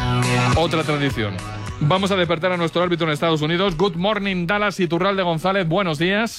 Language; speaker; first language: Spanish; native; Spanish